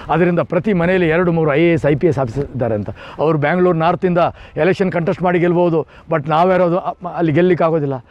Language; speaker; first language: Kannada; non-native, local second language; Kodava